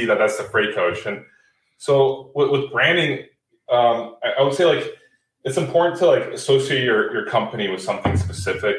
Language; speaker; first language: English; native; English